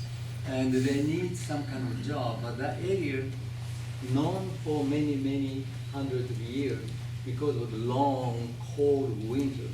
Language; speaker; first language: English; non-native, fluent; Japanese